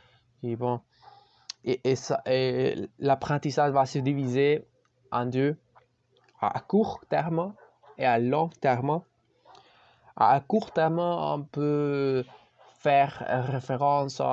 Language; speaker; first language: French; non-native, learner; Spanish